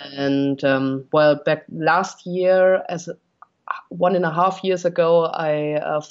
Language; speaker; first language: English; non-native, fluent; German